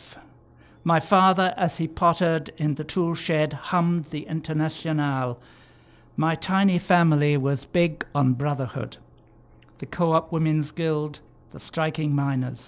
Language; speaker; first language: English; native; English